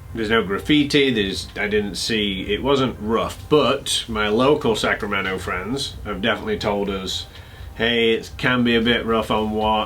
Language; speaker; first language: English; native; English